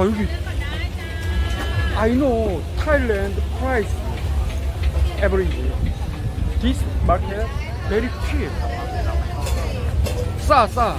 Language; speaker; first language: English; non-native, learner; Korean